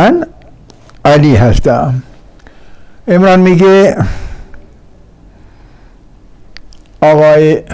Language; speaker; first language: Persian; non-native, fluent; Urdu